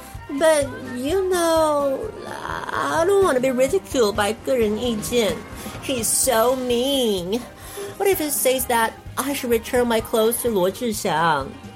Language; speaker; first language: English; non-native, fluent; Chinese